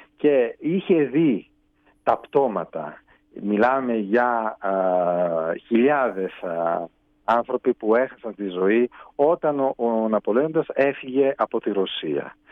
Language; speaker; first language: Greek; non-native, fluent; Italian